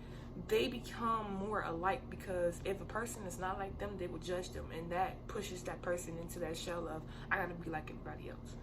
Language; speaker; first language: English; native; English